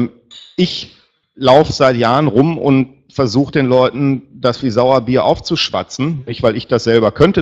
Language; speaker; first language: German; native; German